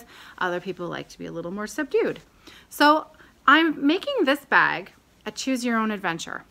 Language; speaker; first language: English; native; English